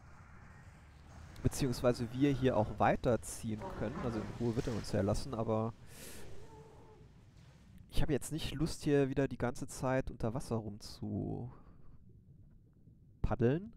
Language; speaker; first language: German; native; German